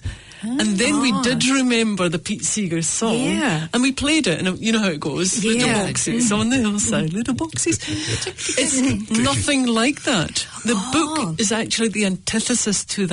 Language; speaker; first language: English; native; English